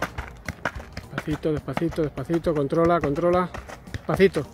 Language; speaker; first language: Spanish; native; Spanish